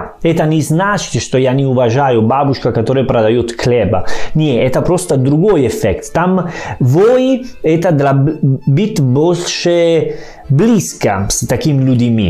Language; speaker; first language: Russian; non-native, fluent; Italian